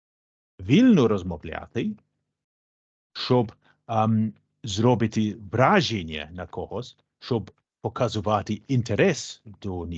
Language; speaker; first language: Ukrainian; non-native, learner; English